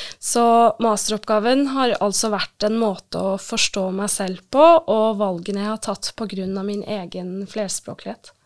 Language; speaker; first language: Norwegian; early bilingual, other home language; Turkish